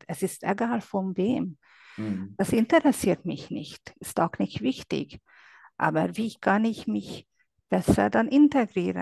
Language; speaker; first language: German; non-native, fluent; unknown